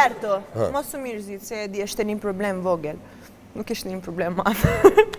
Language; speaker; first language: Albanian; non-native, learner; Romanian